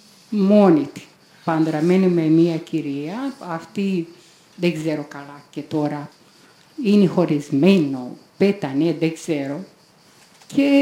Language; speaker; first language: Greek; non-native, learner; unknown